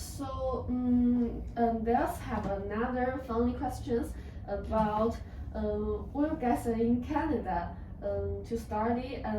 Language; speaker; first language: English; non-native, learner; Chinese